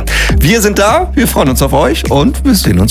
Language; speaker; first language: German; native; German